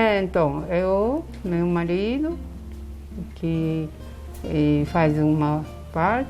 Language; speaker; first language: Portuguese; non-native, learner; Japanese